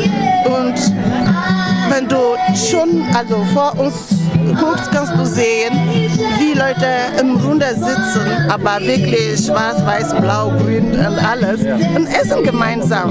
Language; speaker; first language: German; non-native, fluent; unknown